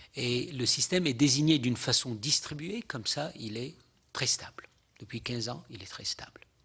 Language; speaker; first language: French; non-native, local second language; Arabic